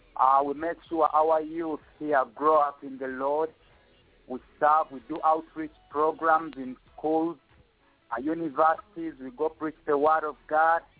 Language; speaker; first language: English; non-native, local second language; Ganda